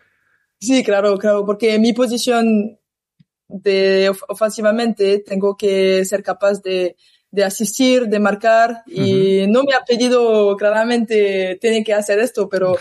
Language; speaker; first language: Spanish; non-native, learner; French